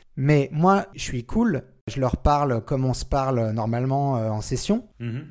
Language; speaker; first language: French; native; French